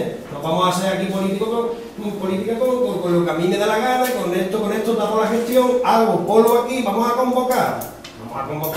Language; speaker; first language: Spanish; native; Spanish